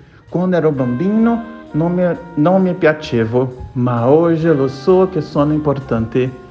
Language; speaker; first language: Italian; non-native, learner; Portuguese